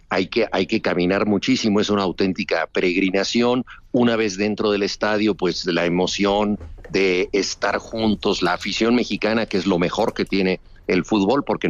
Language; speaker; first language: Spanish; native; Spanish